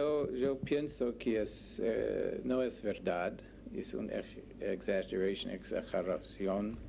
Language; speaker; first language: Spanish; non-native, learner; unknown